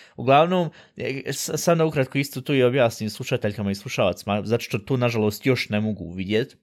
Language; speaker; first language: Bosnian; early bilingual, heritage; Bosnian